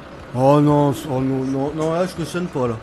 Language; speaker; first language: French; native; French